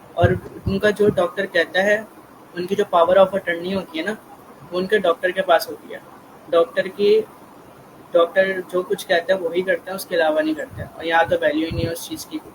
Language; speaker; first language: Urdu; native; Urdu